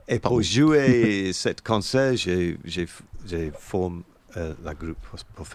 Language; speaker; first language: French; non-native, learner; English